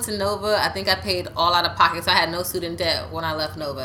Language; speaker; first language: English; native; English